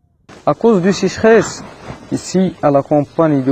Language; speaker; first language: French; non-native, learner; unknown